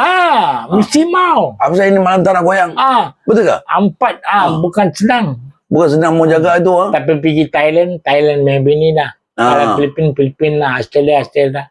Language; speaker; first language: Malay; non-native, local second language; Tamil